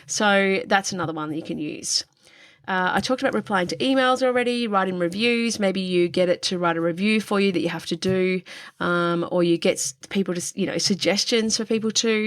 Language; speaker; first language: English; native; English